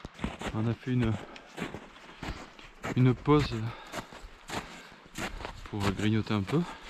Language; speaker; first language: French; native; French